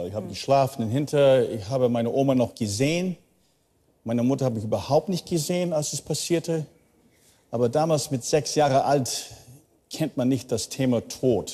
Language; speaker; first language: German; early bilingual, heritage; German